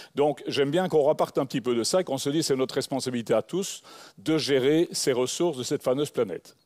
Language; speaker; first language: French; native; French